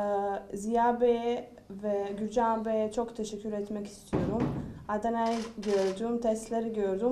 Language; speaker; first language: Turkish; non-native, fluent; Bosnian